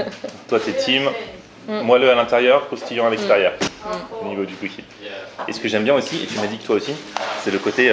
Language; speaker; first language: French; native; French